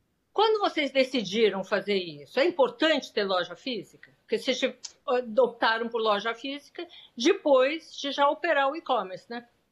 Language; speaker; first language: Portuguese; native; Portuguese